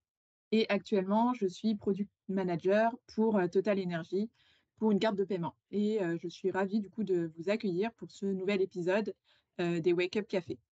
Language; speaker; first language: French; native; French